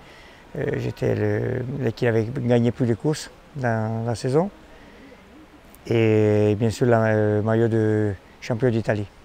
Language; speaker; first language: French; non-native, fluent; Italian